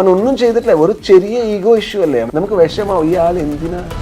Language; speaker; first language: Malayalam; non-native, local second language; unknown